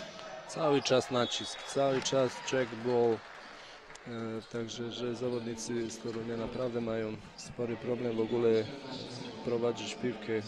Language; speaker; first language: Polish; non-native, fluent; Bosnian